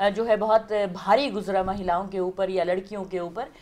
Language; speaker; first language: Hindi; native; Hindi